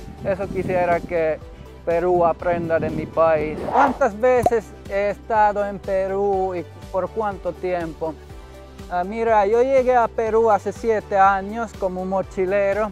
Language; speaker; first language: Spanish; non-native, fluent; Finnish